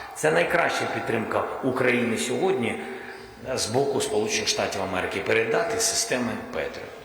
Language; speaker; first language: Ukrainian; non-native, local second language; Russian